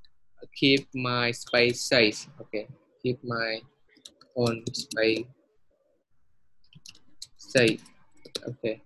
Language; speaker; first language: English; non-native, learner; Vietnamese